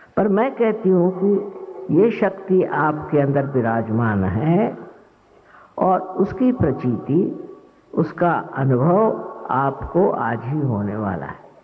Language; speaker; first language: Hindi; non-native, local second language; Marathi